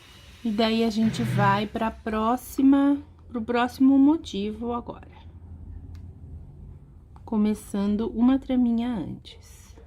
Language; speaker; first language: Portuguese; native; Portuguese